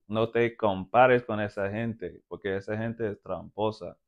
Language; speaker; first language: Spanish; non-native, fluent; English